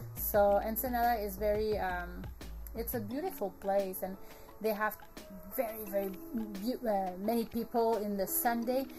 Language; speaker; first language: English; native; English